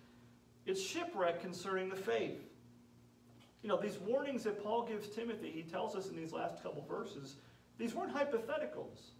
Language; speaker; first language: English; native; English